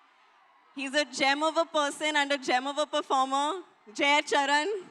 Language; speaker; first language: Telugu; non-native, learner; Hindi